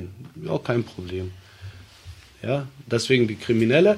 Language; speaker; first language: German; early bilingual, other home language; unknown